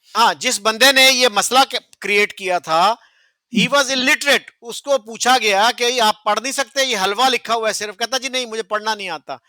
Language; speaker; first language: Urdu; native; Urdu